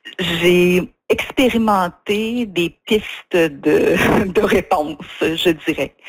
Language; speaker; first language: French; native; French